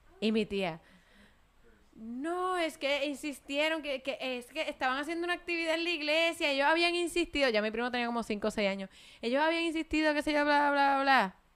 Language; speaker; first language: Spanish; native; Spanish